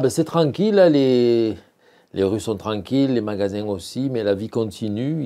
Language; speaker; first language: French; native; French